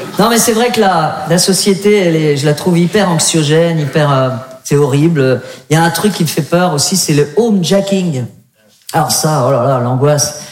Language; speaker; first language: French; native; French